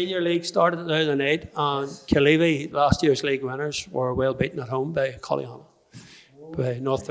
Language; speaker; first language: English; native; English